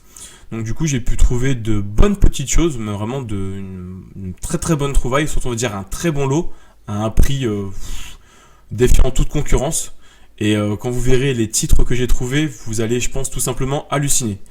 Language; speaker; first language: French; native; French